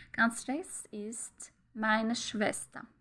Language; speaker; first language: German; non-native, fluent; Turkish